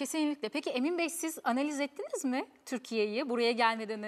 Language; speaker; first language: Turkish; native; Turkish